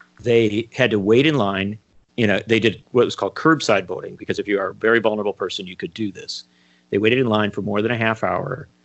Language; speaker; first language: English; native; English